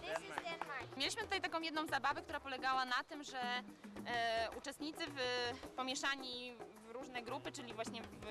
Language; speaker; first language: Polish; native; Polish